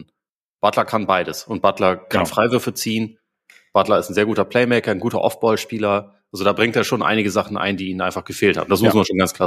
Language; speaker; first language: German; native; German